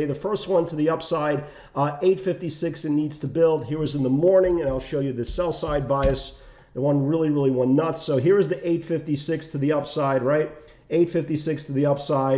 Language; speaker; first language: English; native; English